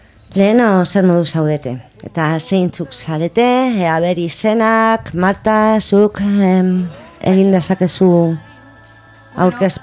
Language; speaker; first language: Basque; non-native, local second language; Spanish